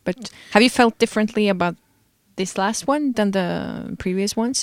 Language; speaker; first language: English; non-native, fluent; Norwegian